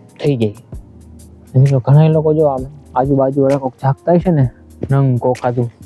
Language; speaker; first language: Gujarati; native; Gujarati